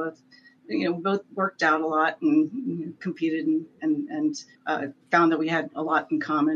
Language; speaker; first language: English; native; English